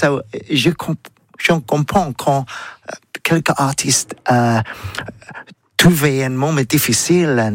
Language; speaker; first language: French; non-native, learner; English